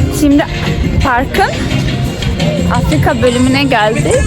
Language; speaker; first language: Turkish; early bilingual, heritage; Turkish